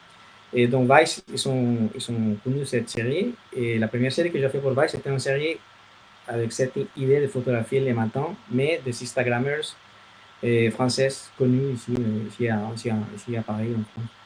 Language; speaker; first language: French; non-native, fluent; Spanish